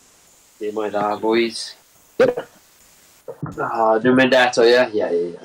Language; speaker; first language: Welsh; non-native, local second language; English